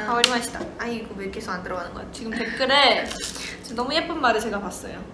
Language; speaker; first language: Korean; native; Korean